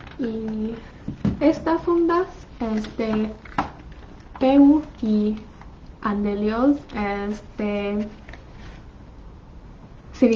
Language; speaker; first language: Spanish; non-native, learner; Chinese